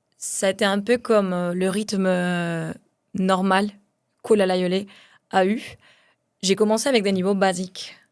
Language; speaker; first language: French; non-native, fluent; Spanish